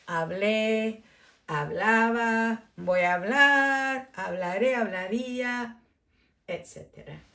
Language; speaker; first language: Spanish; non-native, learner; English